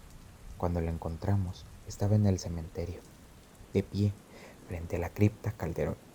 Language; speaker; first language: Spanish; native; Spanish